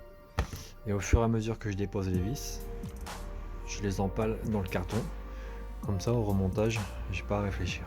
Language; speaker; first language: French; native; French